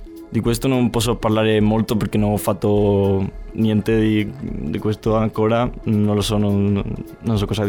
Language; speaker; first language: Italian; non-native, learner; Spanish